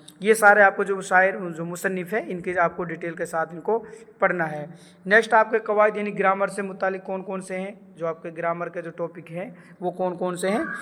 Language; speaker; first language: Urdu; native; Urdu